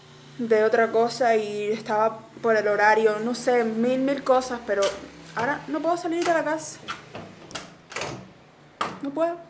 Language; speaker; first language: Spanish; native; Spanish